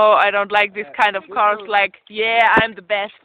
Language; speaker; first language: English; non-native, learner; German